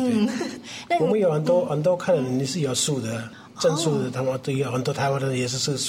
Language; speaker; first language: Chinese; non-native, learner; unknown